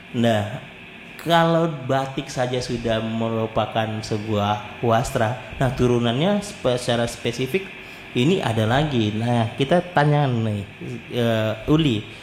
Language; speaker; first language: Indonesian; native; Indonesian